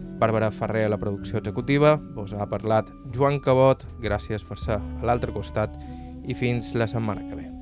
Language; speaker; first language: Catalan; native; Catalan